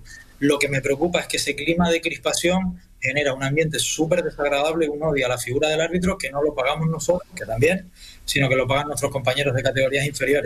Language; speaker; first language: Spanish; native; Spanish